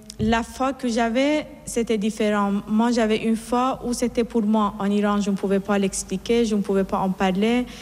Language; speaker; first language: French; non-native, fluent; Persian